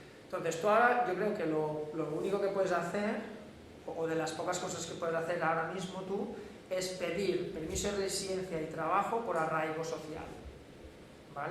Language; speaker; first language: Spanish; native; Spanish